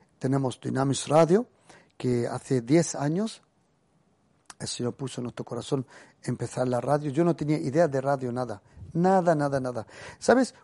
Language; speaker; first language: Spanish; early bilingual, heritage; Spanish